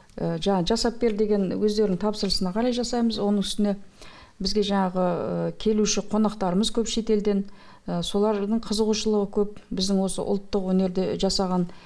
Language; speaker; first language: Kazakh; native; Kazakh